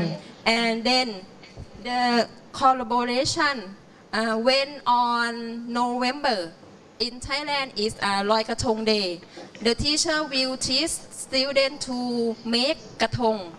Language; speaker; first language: English; non-native, learner; Thai